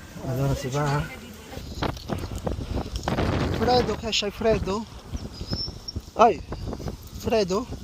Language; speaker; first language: Italian; non-native, learner; Filipino